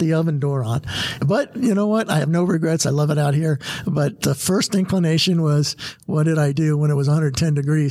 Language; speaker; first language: English; native; English